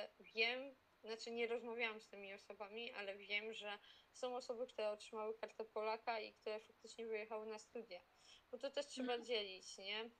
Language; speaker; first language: Polish; native; Polish